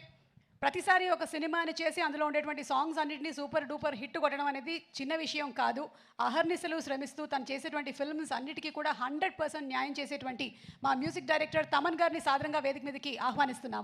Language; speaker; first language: Telugu; native; Telugu